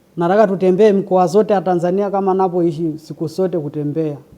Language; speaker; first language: Swahili; non-native, local second language; Masai